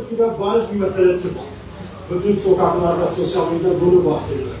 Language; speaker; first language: Turkish; non-native, fluent; Kurdish